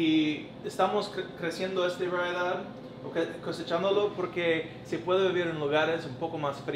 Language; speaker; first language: Spanish; non-native, learner; English